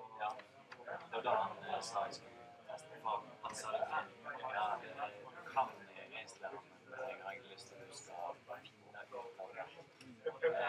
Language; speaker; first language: Norwegian; native; Norwegian